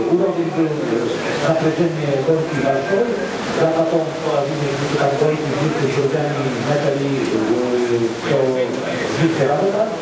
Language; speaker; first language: Russian; non-native, learner; Polish